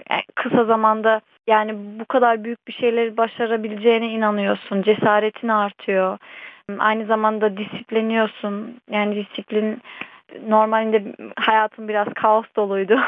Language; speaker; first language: Turkish; early bilingual, heritage; Turkish